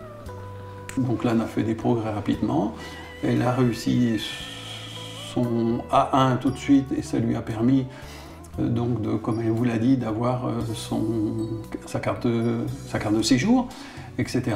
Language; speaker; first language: French; native; French